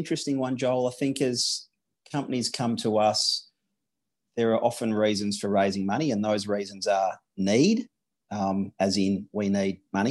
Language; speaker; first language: English; native; English